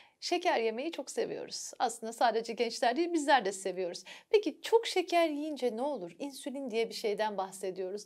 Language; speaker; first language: Turkish; native; Turkish